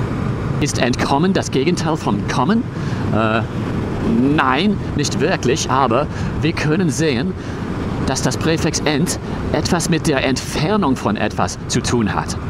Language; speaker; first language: German; non-native, fluent; English